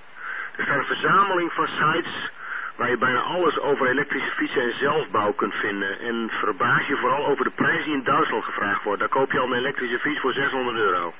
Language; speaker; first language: Dutch; native; Dutch